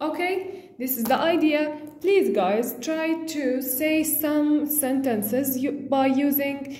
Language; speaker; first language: English; non-native, fluent; Arabic